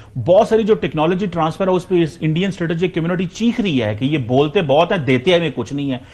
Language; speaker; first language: Urdu; native; Urdu